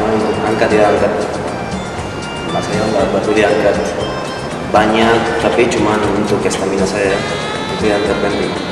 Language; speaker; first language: Indonesian; non-native, fluent; Spanish